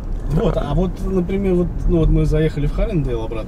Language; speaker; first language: Russian; native; Russian